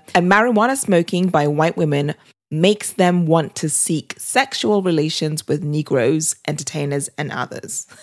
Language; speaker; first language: English; native; English